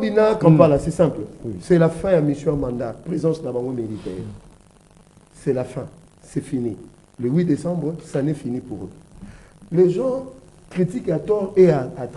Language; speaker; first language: French; non-native, local second language; Lingala